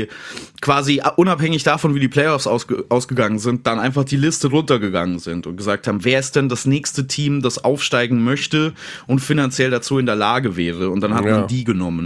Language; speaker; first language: German; native; German